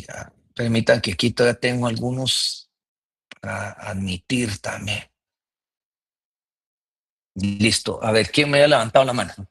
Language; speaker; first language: Spanish; native; Spanish